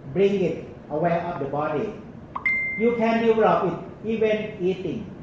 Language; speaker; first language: English; non-native, learner; Thai